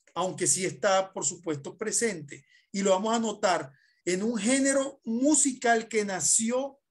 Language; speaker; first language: Spanish; native; Spanish